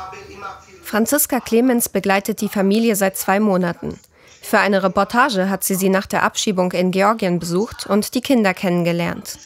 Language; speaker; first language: German; native; German